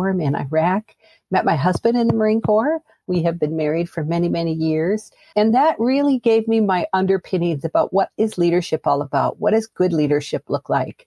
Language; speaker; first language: English; native; English